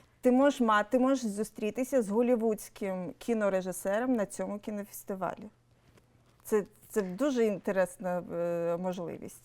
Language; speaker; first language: Ukrainian; non-native, local second language; Russian